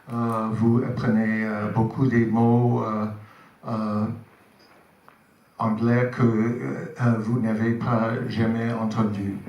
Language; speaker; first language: French; non-native, learner; English